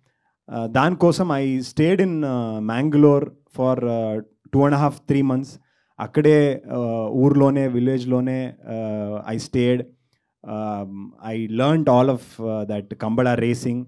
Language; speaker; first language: Telugu; non-native, learner; Kannada